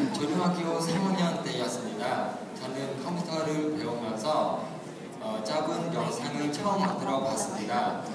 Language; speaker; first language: Korean; non-native, learner; Khmer